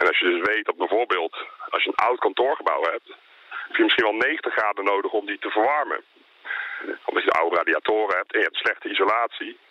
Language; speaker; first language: Dutch; native; Dutch